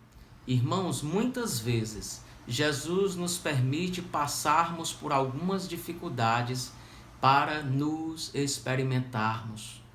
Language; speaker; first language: Portuguese; native; Portuguese